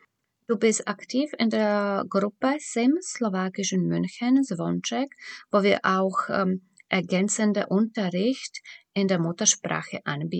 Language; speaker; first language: German; non-native, fluent; Slovak